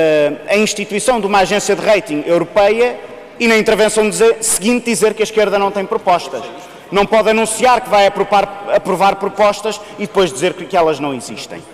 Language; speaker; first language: Portuguese; native; Portuguese